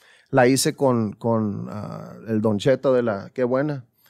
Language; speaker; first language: Spanish; early bilingual, heritage; Spanish